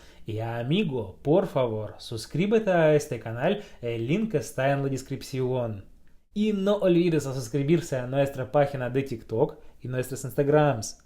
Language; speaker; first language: Spanish; non-native, fluent; Russian